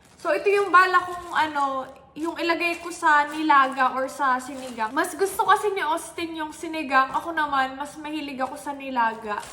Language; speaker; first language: Filipino; native; Filipino